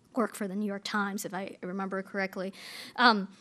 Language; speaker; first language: English; native; English